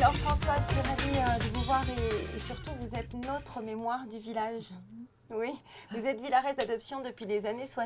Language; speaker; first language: French; native; French